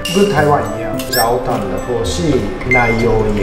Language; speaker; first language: Chinese; non-native, learner; Japanese